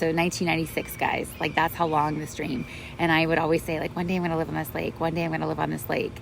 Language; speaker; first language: English; native; English